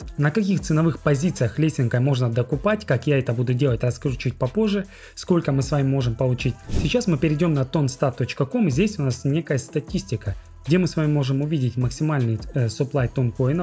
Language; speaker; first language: Russian; native; Russian